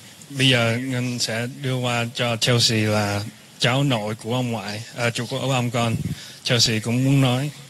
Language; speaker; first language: Vietnamese; early bilingual, heritage; Vietnamese